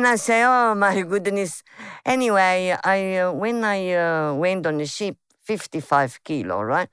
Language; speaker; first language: English; non-native, learner; Italian